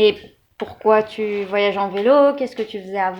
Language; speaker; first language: French; native; French